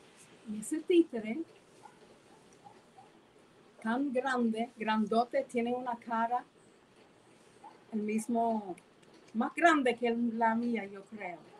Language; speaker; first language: Spanish; non-native, fluent; English